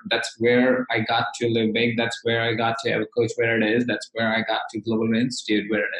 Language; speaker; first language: English; non-native, local second language; Hindi